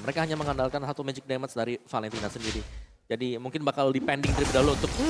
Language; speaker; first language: Indonesian; native; Indonesian